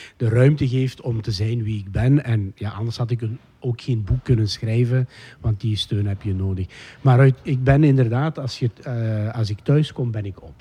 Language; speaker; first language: Dutch; native; Dutch